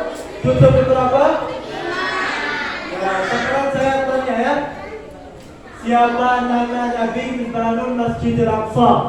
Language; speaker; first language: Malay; non-native, learner; Arabic